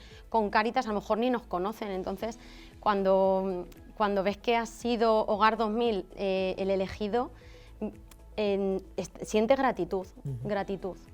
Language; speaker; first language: Spanish; native; Spanish